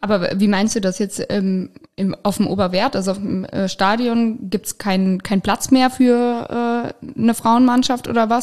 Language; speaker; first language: German; native; German